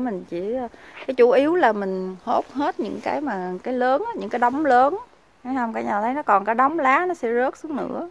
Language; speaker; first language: Vietnamese; native; Vietnamese